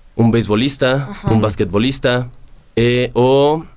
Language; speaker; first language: Spanish; native; Spanish